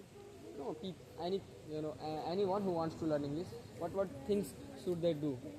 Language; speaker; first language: English; non-native, local second language; Hindi